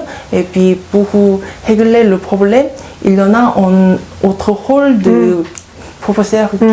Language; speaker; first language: French; non-native, learner; Korean